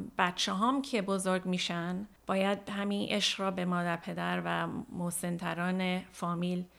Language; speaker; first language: Persian; early bilingual, heritage; Persian